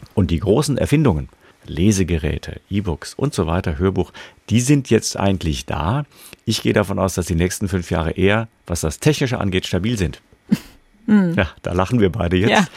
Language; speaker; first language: German; native; German